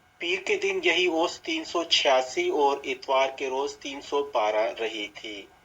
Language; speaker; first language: Urdu; native; Urdu